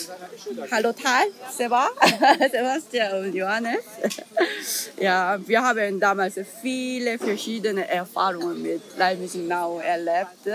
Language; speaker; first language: German; non-native, learner; Korean